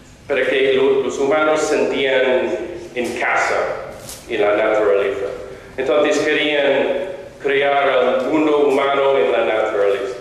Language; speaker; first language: Spanish; non-native, fluent; English